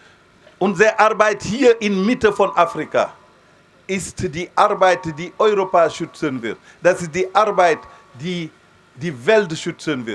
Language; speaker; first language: German; non-native, fluent; Wolof